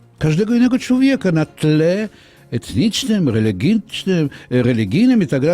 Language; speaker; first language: Polish; non-native, fluent; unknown